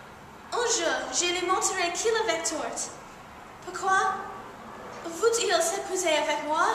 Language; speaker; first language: French; non-native, learner; English